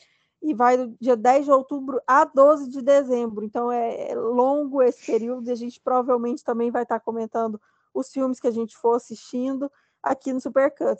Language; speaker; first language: Portuguese; native; Portuguese